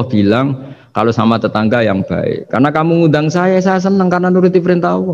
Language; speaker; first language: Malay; non-native, local second language; Javanese